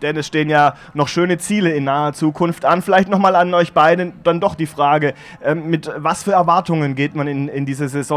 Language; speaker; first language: German; native; German